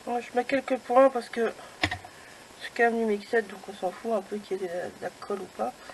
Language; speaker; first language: French; native; French